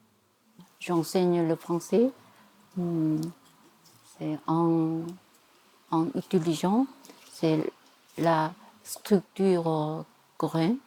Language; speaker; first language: French; non-native, fluent; Korean